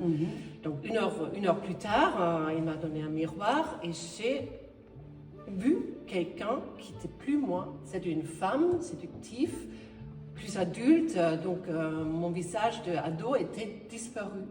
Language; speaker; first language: French; non-native, fluent; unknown